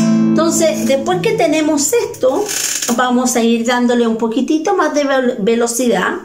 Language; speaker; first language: Spanish; native; Spanish